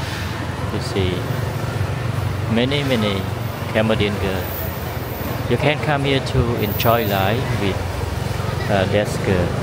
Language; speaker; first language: English; non-native, learner; Khmer